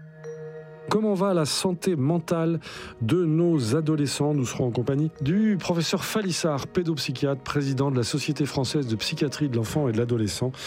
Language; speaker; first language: French; native; French